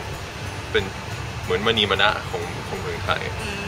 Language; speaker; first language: Thai; non-native, fluent; Dutch